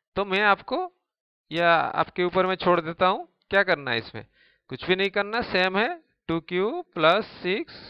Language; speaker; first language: Hindi; native; Hindi